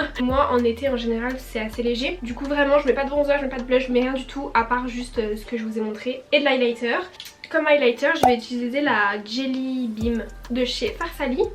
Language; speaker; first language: French; native; French